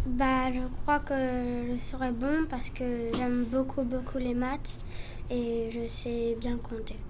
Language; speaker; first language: French; early bilingual, heritage; French